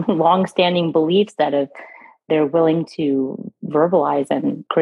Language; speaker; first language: English; native; English